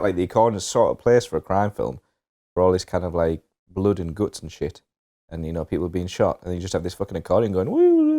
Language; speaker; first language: English; native; English